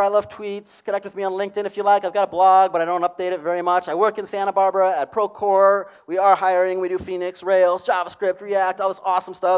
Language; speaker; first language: English; native; English